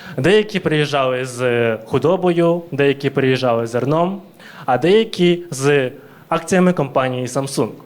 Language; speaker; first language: Ukrainian; early bilingual, other home language; Russian